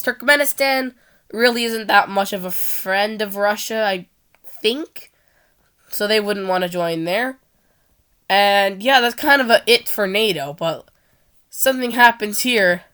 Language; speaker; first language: English; non-native, fluent; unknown